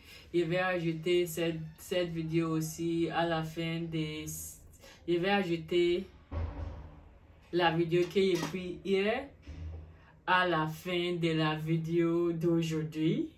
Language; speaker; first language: French; non-native, learner; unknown